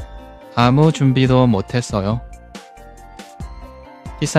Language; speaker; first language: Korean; non-native, fluent; Chinese